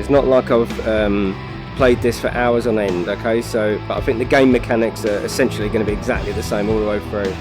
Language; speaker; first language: English; native; English